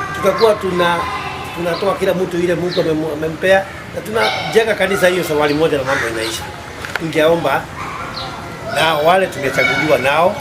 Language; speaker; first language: Swahili; non-native, local second language; Kikuyu